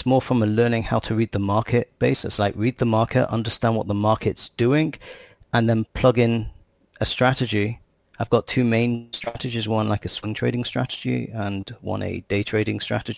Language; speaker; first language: English; native; English